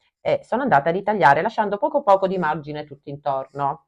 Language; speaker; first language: Italian; native; Italian